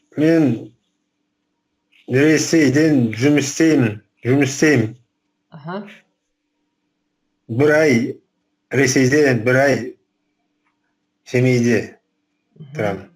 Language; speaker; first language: Kazakh; non-native, local second language; Russian